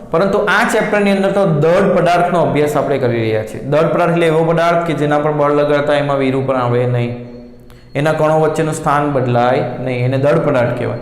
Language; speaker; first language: Gujarati; native; Gujarati